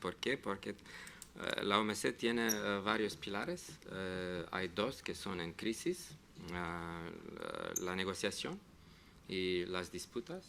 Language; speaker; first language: Spanish; non-native, fluent; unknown